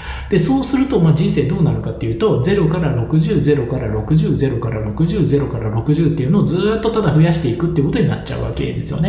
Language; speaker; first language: Japanese; native; Japanese